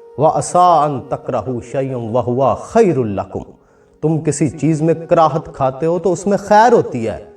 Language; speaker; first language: Urdu; non-native, local second language; Punjabi